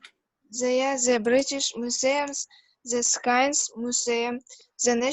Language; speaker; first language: English; non-native, learner; Kazakh